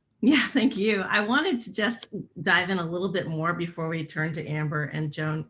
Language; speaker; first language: English; native; English